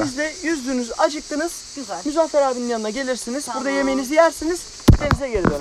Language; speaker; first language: Turkish; native; Turkish